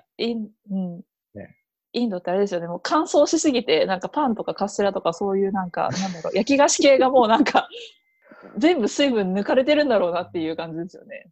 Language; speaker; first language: Japanese; native; Japanese